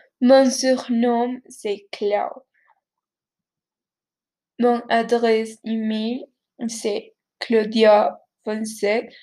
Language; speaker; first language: French; non-native, learner; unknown